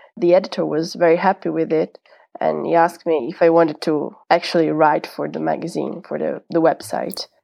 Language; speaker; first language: English; non-native, fluent; Italian